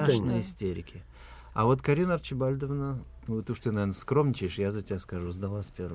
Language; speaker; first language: Russian; native; Russian